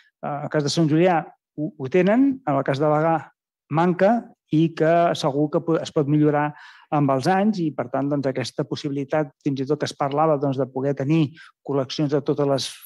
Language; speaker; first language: Catalan; native; Catalan